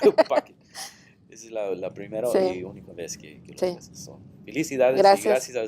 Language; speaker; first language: Spanish; non-native, learner; English